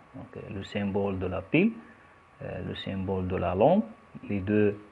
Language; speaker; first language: French; non-native, local second language; Arabic